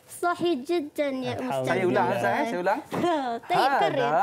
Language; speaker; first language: Arabic; non-native, fluent; Malay